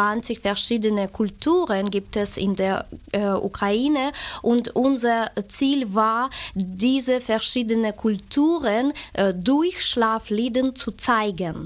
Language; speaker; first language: German; non-native, fluent; Ukrainian